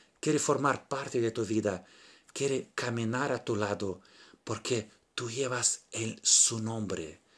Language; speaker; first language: Spanish; non-native, fluent; Romanian